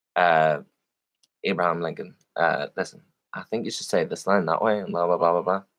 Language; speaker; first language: English; native; English